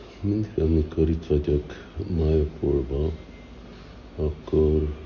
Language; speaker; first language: Hungarian; early bilingual, heritage; Hungarian